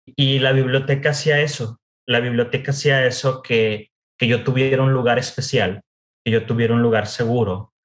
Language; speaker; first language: Spanish; native; Spanish